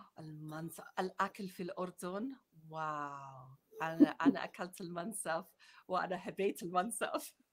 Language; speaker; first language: Arabic; non-native, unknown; English